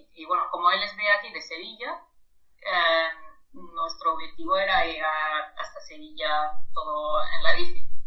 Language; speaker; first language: Spanish; non-native, fluent; German